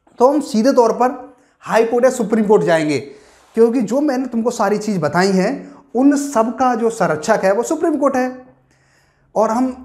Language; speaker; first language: Hindi; native; Hindi